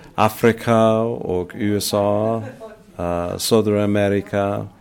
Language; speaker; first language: Swedish; non-native, learner; English